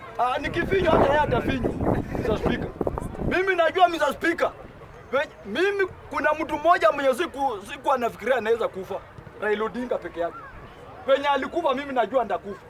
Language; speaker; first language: Swahili; native; Swahili